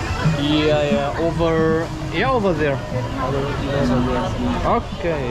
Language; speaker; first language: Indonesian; non-native, learner; German